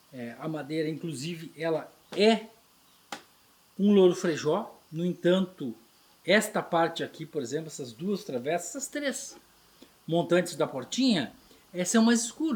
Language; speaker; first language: Portuguese; native; Portuguese